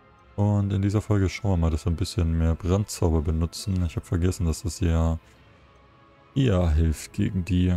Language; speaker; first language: German; native; German